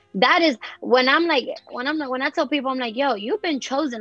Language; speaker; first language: English; early bilingual, other home language; Spanish